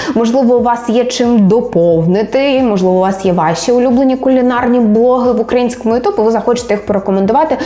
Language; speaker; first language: Ukrainian; native; Ukrainian